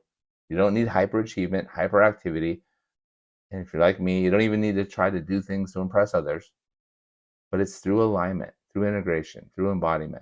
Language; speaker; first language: English; native; English